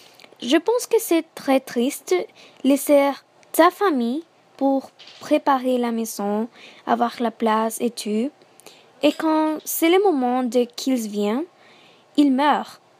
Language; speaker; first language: French; non-native, learner; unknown